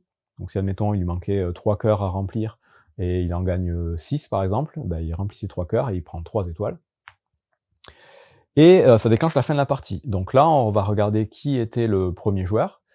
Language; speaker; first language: French; native; French